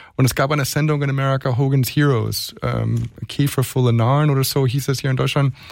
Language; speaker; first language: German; non-native, fluent; English